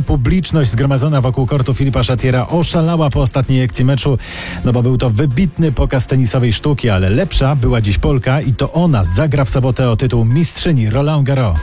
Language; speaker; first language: Polish; native; Polish